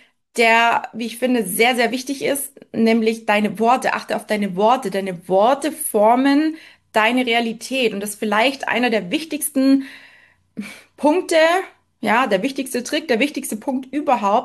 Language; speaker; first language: German; native; German